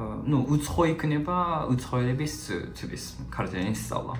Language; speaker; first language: Georgian; non-native, fluent; Japanese